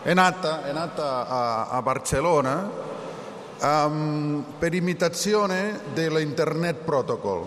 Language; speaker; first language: Italian; non-native, learner; Catalan